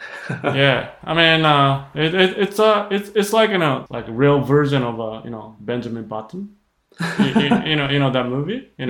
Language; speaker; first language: English; non-native, fluent; Japanese